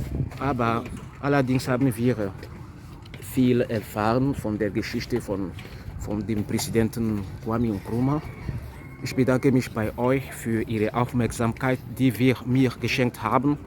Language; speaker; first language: German; non-native, fluent; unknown